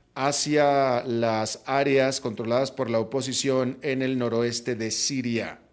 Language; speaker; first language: Spanish; native; Spanish